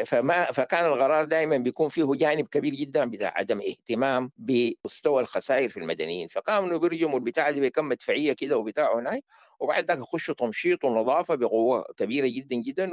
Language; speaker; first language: Arabic; native; Arabic